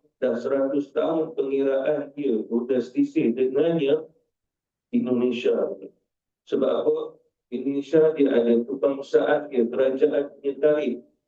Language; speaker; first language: Malay; native; Malay